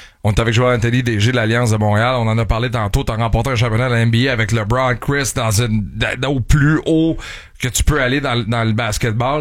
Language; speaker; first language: French; native; French